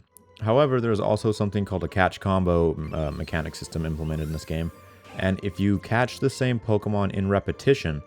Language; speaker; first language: English; native; English